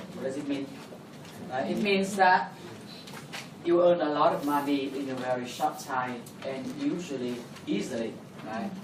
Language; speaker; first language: English; non-native, fluent; Vietnamese